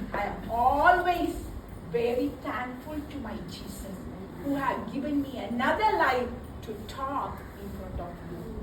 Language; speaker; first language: English; non-native, local second language; Tamil